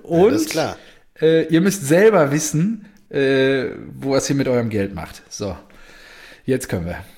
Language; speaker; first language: German; native; German